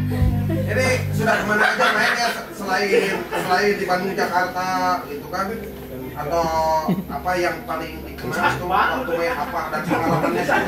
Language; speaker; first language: Indonesian; non-native, local second language; Sundanese